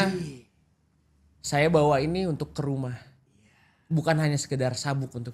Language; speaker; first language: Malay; non-native, local second language; Indonesian